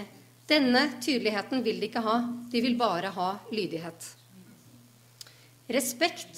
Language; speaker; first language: Norwegian; native; Norwegian